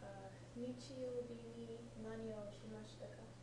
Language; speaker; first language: Japanese; non-native, learner; English